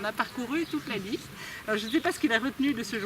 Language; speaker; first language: French; native; French